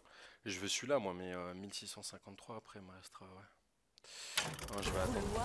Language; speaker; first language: French; native; French